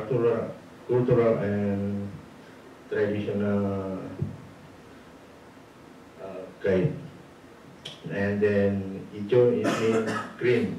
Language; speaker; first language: English; non-native, learner; Indonesian